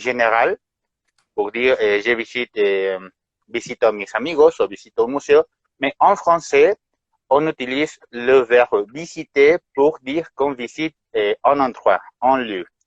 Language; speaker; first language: French; non-native, fluent; Spanish